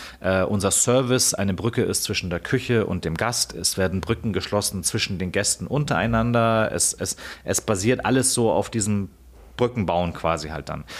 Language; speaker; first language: German; native; German